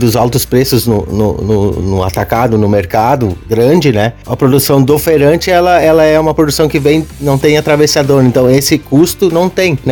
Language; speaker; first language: Portuguese; native; Portuguese